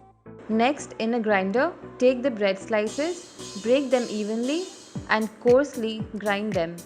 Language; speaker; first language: English; non-native, local second language; Hindi